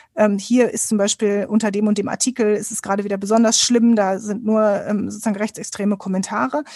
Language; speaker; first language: German; native; German